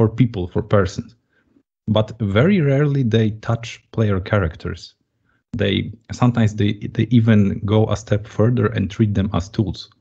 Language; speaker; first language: English; non-native, fluent; Polish